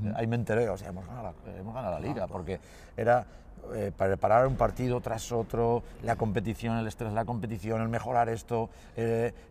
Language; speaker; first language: Spanish; native; Spanish